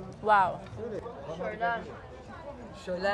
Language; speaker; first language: Turkish; native; Turkish